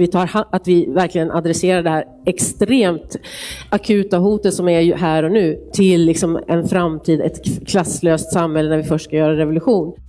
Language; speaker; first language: Swedish; native; Swedish